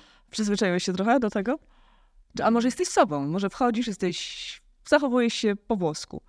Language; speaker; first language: Polish; native; Polish